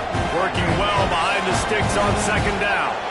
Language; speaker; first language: English; native; English